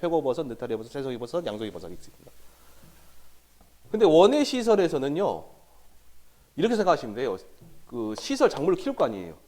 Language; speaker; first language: Korean; native; Korean